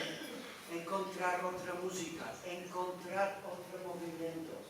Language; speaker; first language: Spanish; non-native, learner; Dutch